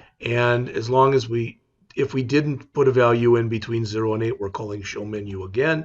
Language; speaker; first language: English; native; English